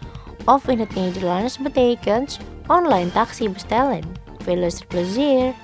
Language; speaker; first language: Dutch; non-native, learner; Indonesian